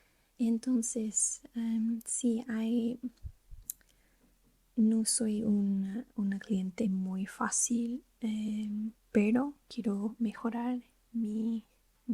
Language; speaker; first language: Spanish; non-native, learner; English